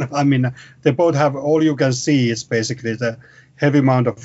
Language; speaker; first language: English; non-native, fluent; Finnish